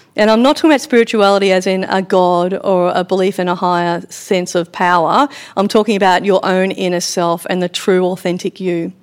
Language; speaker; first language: English; native; English